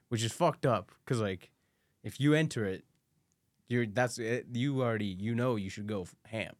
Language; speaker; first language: English; early bilingual, other home language; Spanish